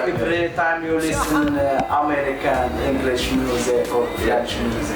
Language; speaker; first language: English; non-native, learner; French